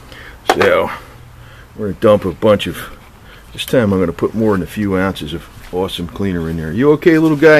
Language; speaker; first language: English; native; English